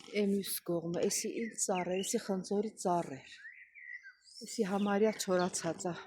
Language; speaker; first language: Armenian; native; Armenian